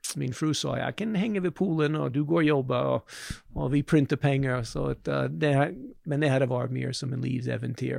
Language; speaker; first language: Swedish; non-native, fluent; English